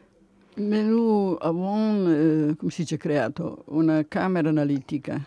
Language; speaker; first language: French; non-native, learner; Italian